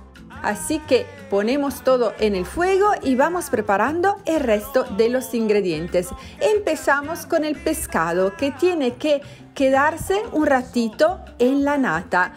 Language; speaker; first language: Spanish; non-native, fluent; Italian